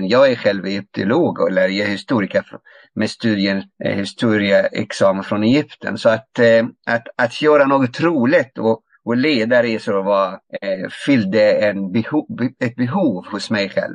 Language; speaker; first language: Swedish; non-native, fluent; Arabic